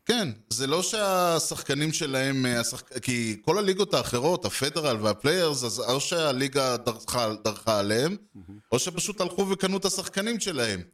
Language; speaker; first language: Hebrew; native; Hebrew